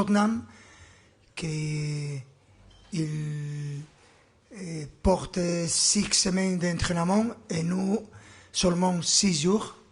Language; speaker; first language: French; non-native, fluent; Spanish